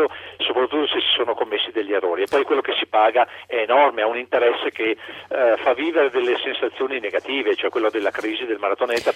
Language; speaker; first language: Italian; native; Italian